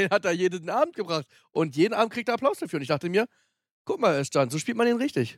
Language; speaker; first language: German; native; German